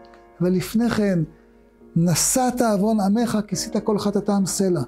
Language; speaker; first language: Hebrew; native; Hebrew